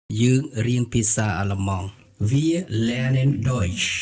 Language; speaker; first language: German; non-native, fluent; Khmer